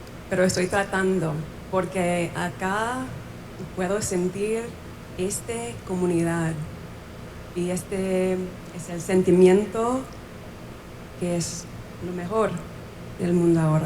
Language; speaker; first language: Spanish; non-native, fluent; English